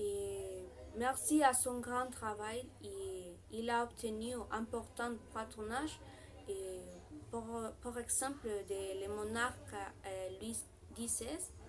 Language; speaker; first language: French; non-native, learner; Spanish